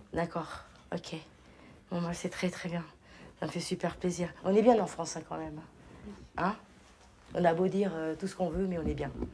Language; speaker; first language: French; early bilingual, other home language; Portuguese